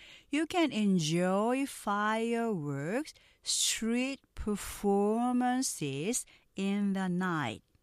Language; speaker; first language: English; non-native, fluent; Korean